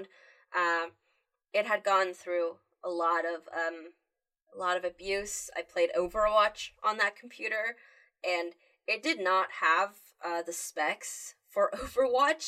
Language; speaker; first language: English; early bilingual, other home language; Spanish